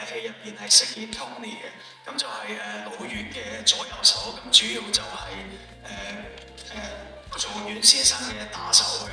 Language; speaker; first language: Cantonese; native; Cantonese